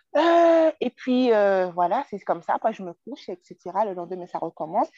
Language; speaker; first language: French; native; French